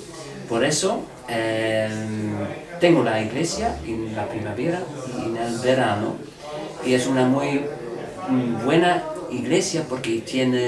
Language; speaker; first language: Spanish; non-native, fluent; Dutch